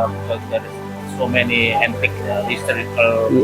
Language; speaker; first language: English; non-native, learner; Indonesian